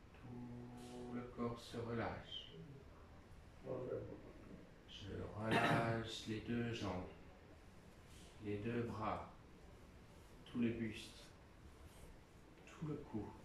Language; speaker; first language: French; native; French